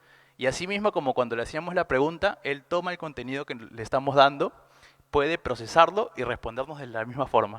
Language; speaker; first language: Spanish; native; Spanish